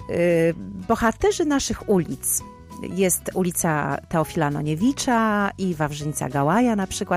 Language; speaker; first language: Polish; native; Polish